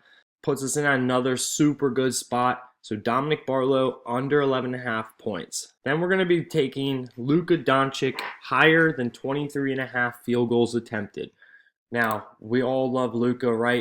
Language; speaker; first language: English; native; English